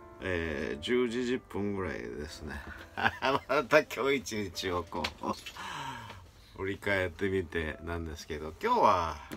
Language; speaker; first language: Japanese; native; Japanese